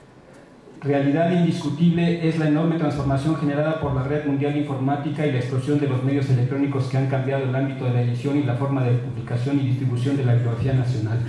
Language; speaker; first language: Spanish; native; Spanish